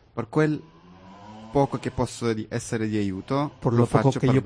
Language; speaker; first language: Italian; non-native, fluent; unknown